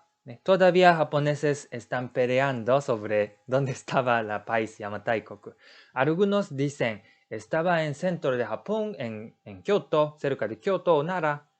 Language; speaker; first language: Spanish; non-native, learner; Japanese